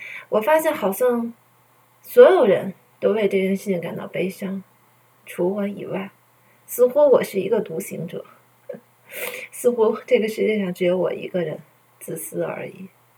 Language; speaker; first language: Chinese; native; Chinese